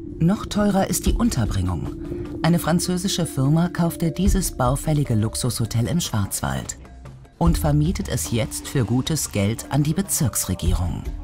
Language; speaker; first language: German; native; German